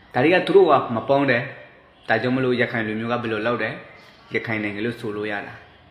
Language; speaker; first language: Burmese; non-native, local second language; Rohingya